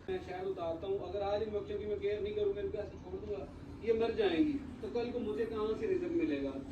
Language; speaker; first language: Urdu; non-native, local second language; Punjabi